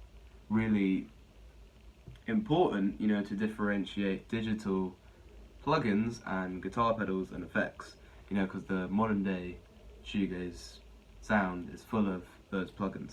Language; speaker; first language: English; native; English